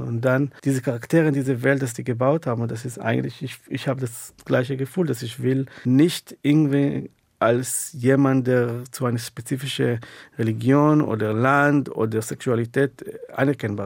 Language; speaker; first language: German; non-native, fluent; Hebrew